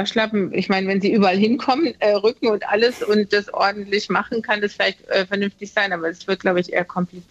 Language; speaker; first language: German; native; German